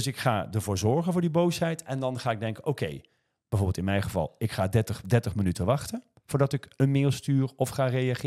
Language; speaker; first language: Dutch; native; Dutch